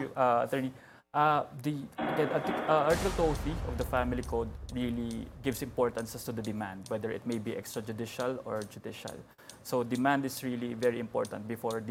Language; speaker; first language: English; non-native, local second language; Hiligaynon